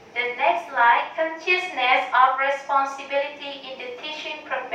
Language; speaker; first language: English; non-native, learner; Thai